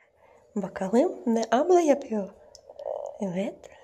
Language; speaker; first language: Turkish; non-native, learner; Russian